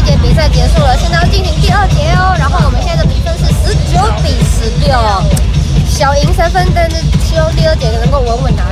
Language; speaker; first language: Chinese; native; Chinese